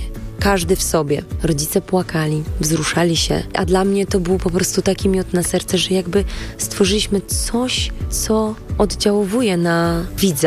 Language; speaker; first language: Polish; native; Polish